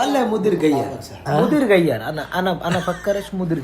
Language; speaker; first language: Arabic; non-native, learner; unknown